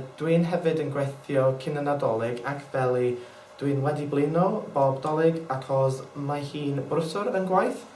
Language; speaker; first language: Welsh; non-native, learner; English